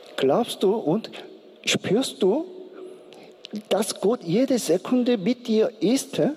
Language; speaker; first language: German; non-native, learner; Korean